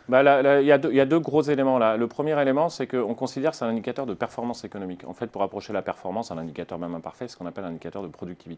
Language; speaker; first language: French; native; French